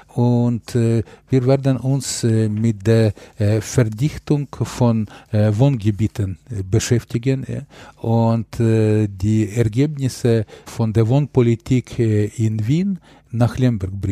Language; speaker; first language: German; non-native, fluent; Ukrainian